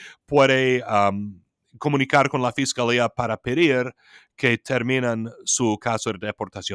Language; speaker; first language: Spanish; non-native, fluent; English